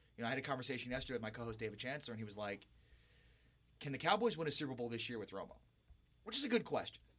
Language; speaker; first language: English; native; English